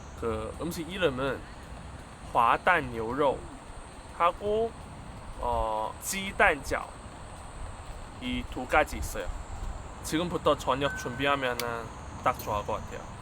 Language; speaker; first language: Korean; non-native, fluent; Chinese